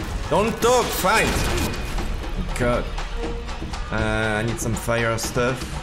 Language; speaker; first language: English; non-native, fluent; French